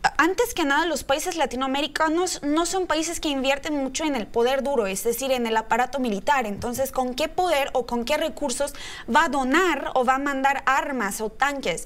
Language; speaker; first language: Spanish; non-native, fluent; Turkish